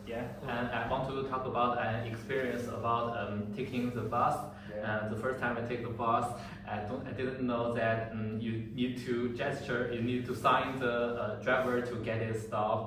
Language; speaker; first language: English; non-native, learner; Chinese